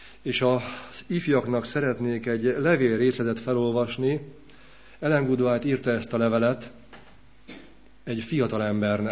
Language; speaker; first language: Hungarian; native; Hungarian